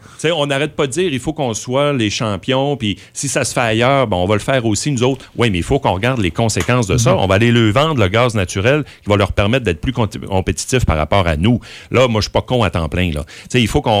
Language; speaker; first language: French; native; French